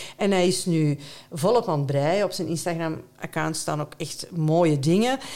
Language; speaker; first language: Dutch; native; Dutch